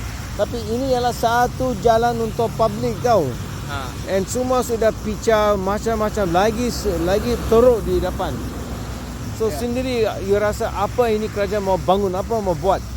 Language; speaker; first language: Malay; non-native, local second language; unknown